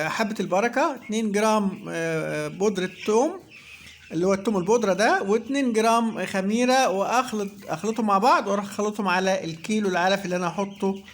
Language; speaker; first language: Arabic; native; Arabic